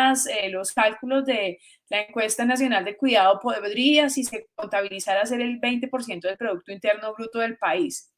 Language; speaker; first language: Spanish; native; Spanish